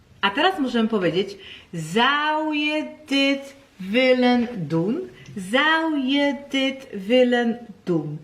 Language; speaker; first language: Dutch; non-native, fluent; Polish